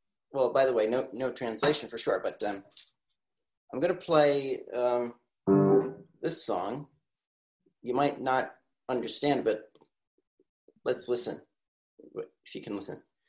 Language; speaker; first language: English; early bilingual, other home language; Russian